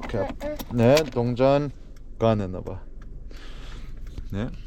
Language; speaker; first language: Korean; early bilingual, heritage; English